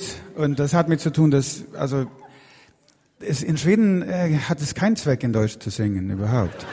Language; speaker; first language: German; non-native, learner; Swedish